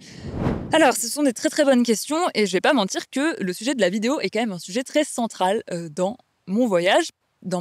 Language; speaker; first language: French; native; French